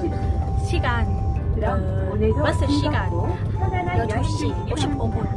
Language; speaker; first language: Korean; non-native, learner; Vietnamese